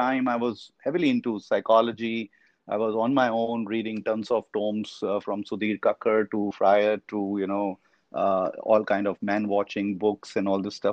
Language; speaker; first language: English; non-native, local second language; Hindi